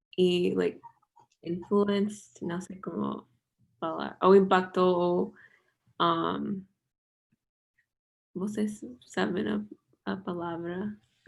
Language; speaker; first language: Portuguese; non-native, learner; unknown